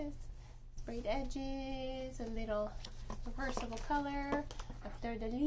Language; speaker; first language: English; native; English